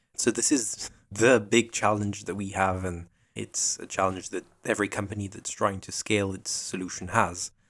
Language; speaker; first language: English; non-native, fluent; French